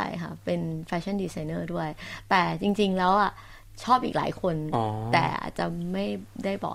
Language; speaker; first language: Thai; native; Thai